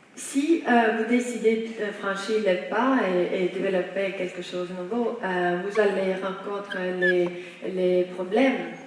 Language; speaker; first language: French; non-native, fluent; Estonian